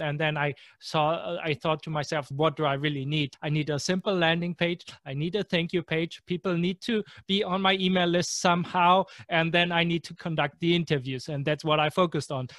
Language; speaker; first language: English; non-native, fluent; German